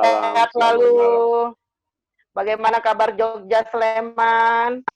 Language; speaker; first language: Indonesian; native; Indonesian